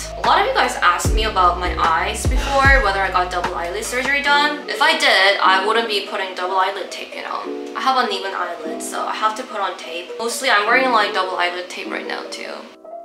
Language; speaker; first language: English; early bilingual, other home language; Korean